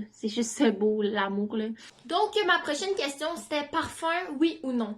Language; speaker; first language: French; native; French